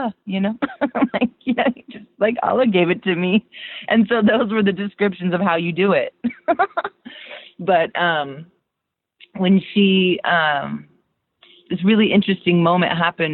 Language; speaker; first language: English; native; English